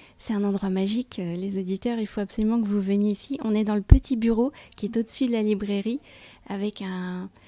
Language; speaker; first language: French; native; French